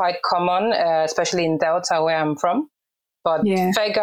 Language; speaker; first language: English; non-native, fluent; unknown